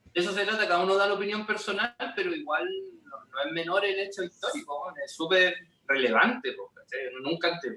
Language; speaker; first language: Spanish; native; Spanish